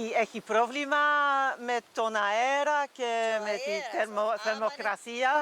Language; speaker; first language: Greek; non-native, learner; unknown